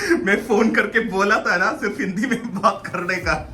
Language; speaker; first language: Hindi; non-native, local second language; Malayalam